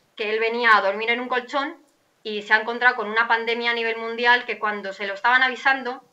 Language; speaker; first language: Spanish; native; Spanish